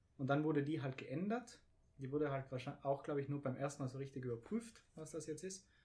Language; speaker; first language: German; native; German